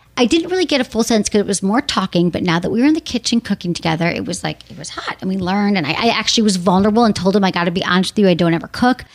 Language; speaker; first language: English; native; English